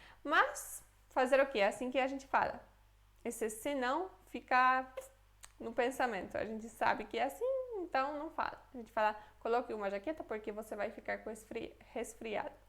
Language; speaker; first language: Portuguese; non-native, fluent; Polish